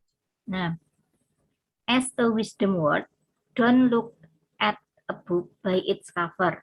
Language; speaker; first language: English; non-native, learner; Indonesian